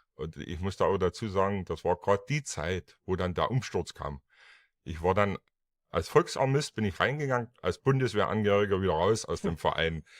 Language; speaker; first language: German; non-native, local second language; Upper Sorbian